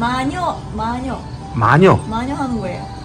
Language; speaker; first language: Korean; non-native, learner; Japanese